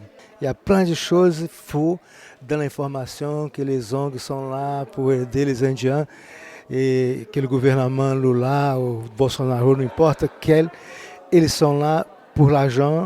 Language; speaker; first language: French; non-native, fluent; Portuguese